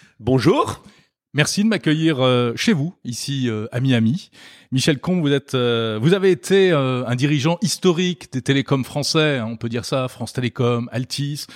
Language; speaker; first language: French; native; French